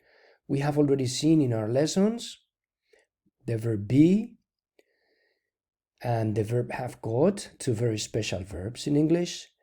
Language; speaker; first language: English; non-native, fluent; Spanish